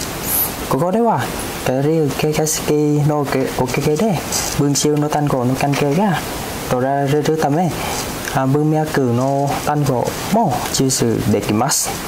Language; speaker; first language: Japanese; non-native, fluent; Vietnamese